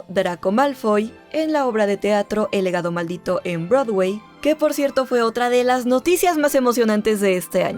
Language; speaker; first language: Spanish; native; Spanish